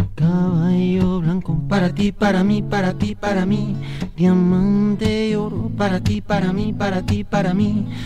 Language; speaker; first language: Spanish; native; Spanish